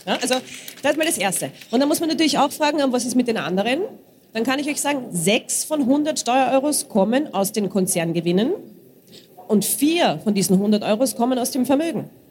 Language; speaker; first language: German; native; German